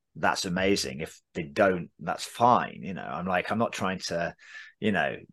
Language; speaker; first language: English; native; English